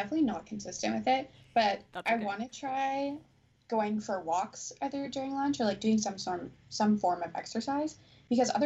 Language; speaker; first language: English; native; English